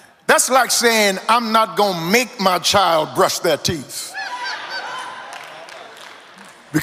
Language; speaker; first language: English; native; English